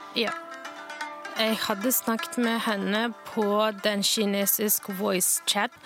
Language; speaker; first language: Norwegian; non-native, fluent; Chinese